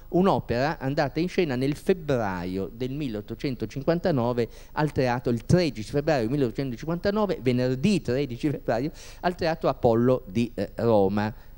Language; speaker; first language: Italian; native; Italian